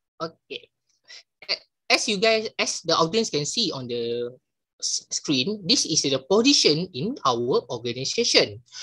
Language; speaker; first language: English; non-native, local second language; Malay